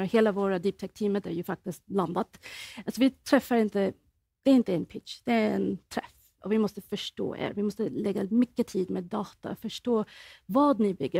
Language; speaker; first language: Swedish; non-native, fluent; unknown